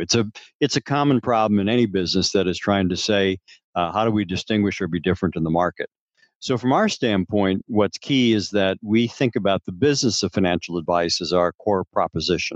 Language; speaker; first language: English; native; English